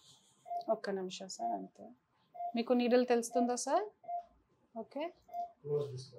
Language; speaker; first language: Telugu; non-native, fluent; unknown